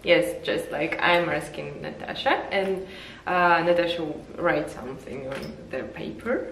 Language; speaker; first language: English; non-native, learner; Russian